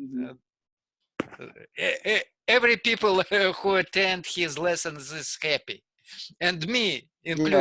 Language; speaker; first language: English; non-native, learner; Russian